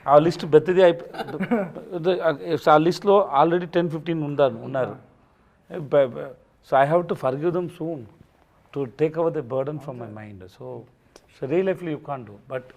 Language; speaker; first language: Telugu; non-native, learner; Tamil